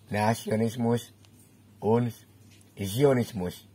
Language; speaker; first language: German; non-native, learner; Indonesian